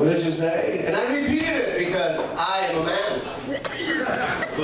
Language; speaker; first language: English; native; English